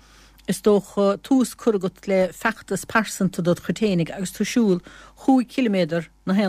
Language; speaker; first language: Irish; native; Irish